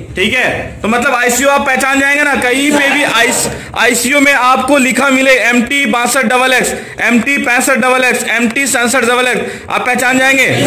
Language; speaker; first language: Hindi; native; Hindi